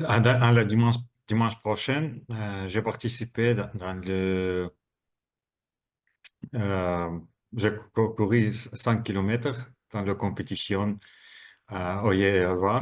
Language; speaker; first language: French; non-native, learner; Russian